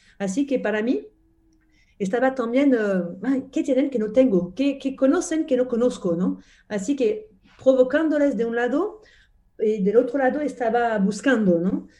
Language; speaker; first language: Spanish; non-native, fluent; French